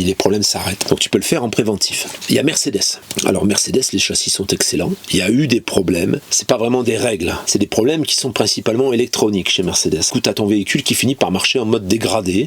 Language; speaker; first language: French; native; French